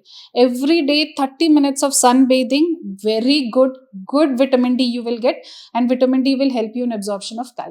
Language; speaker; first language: English; non-native, local second language; Hindi